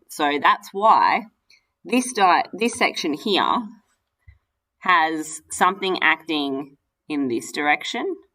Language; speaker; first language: English; native; English